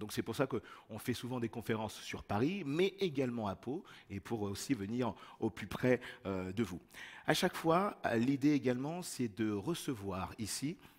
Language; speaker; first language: French; native; French